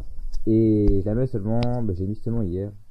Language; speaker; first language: French; native; French